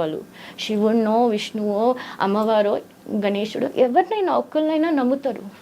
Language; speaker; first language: Telugu; early bilingual, heritage; Telugu